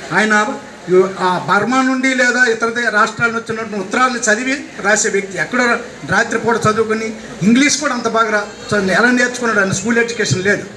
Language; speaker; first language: Telugu; native; Telugu